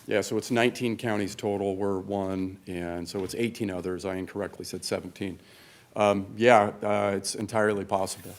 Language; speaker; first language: English; native; English